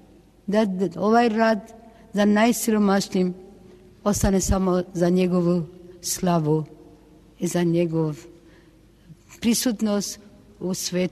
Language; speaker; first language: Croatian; non-native, local second language; Albanian